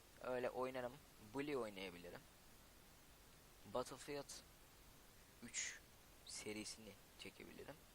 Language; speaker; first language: Turkish; native; Turkish